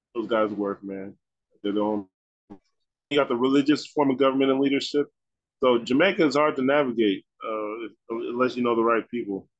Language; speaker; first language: English; native; English